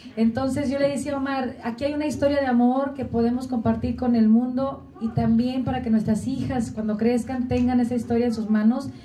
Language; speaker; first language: Spanish; early bilingual, heritage; Spanish